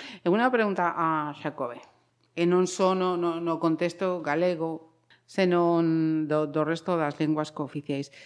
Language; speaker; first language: Galician; non-native, local second language; Spanish